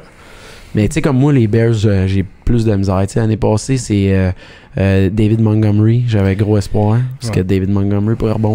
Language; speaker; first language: French; native; French